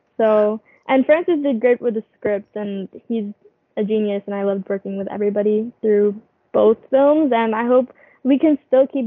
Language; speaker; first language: English; non-native, local second language; Filipino